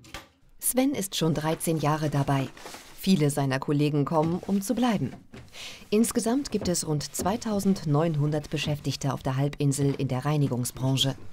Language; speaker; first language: German; native; German